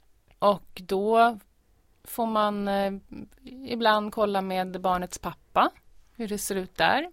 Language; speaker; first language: Swedish; native; Swedish